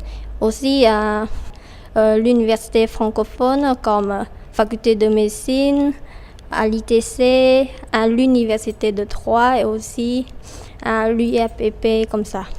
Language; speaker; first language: French; non-native, fluent; Khmer